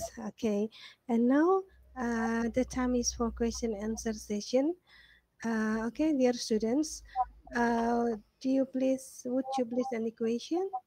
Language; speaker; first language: English; non-native, learner; Indonesian